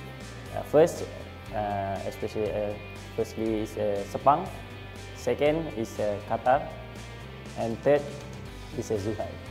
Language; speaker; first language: English; non-native, learner; Malay